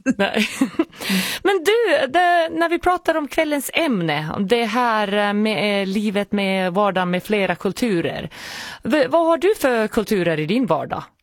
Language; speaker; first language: Swedish; native; Swedish